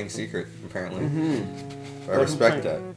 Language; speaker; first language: English; native; English